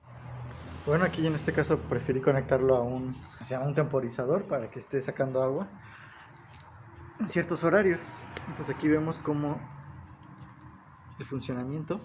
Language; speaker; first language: Spanish; native; Spanish